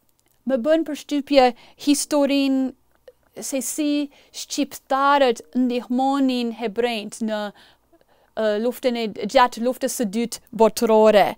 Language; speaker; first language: Albanian; non-native, fluent; English